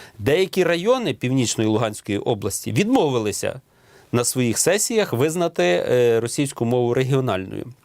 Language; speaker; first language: Ukrainian; native; Ukrainian